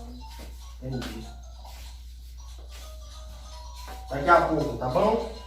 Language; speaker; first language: Portuguese; non-native, learner; Haitian Creole